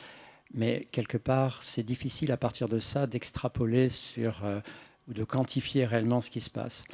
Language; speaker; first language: French; native; French